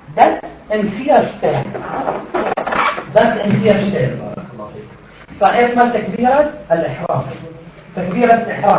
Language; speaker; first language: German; non-native, fluent; Arabic